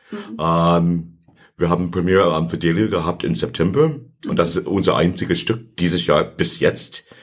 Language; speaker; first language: German; non-native, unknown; English